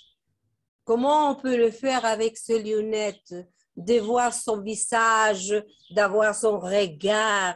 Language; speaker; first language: French; non-native, fluent; Spanish